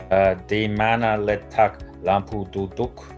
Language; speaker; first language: Indonesian; non-native, learner; English